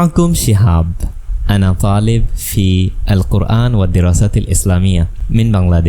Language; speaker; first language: Arabic; non-native, fluent; Bangla